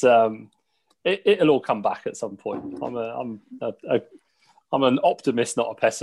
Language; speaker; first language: English; native; English